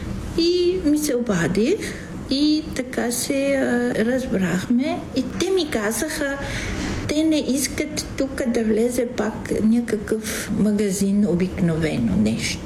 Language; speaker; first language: Bulgarian; non-native, fluent; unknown